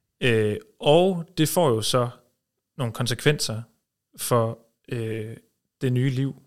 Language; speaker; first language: Danish; early bilingual, heritage; Danish